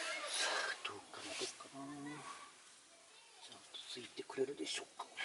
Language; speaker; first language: Japanese; native; Japanese